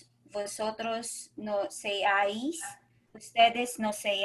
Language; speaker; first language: Spanish; non-native, learner; English